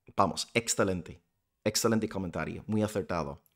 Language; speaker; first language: Spanish; non-native, fluent; English